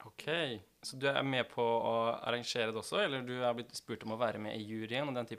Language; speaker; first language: Norwegian; native; Norwegian